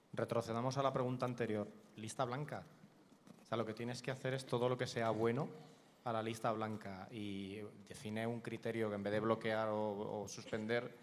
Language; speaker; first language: Spanish; native; Spanish